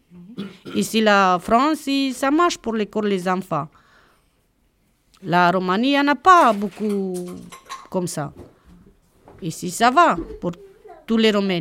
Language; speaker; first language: French; non-native, learner; Romanian